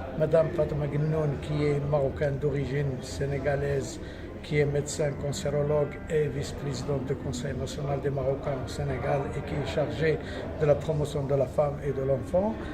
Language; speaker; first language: French; non-native, local second language; Arabic